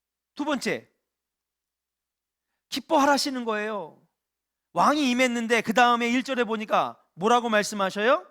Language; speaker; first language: Korean; native; Korean